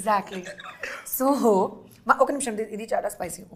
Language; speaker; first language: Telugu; non-native, learner; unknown